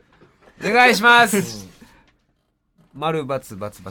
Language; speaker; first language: Japanese; native; Japanese